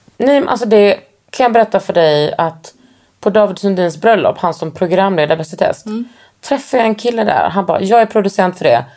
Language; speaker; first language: Swedish; native; Swedish